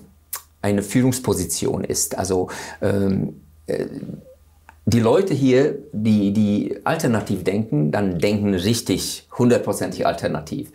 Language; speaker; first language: German; non-native, fluent; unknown